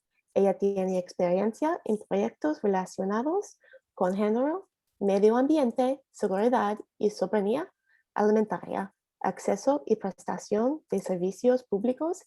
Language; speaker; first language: Spanish; non-native, learner; English